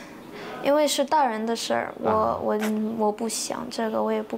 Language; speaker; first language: Chinese; early bilingual, heritage; Chinese